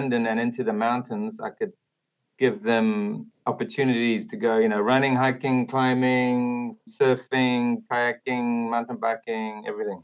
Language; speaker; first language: English; native; English